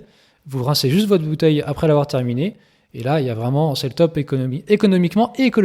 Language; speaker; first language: French; native; French